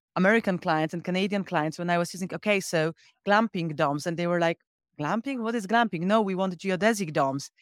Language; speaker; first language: English; non-native, fluent; Polish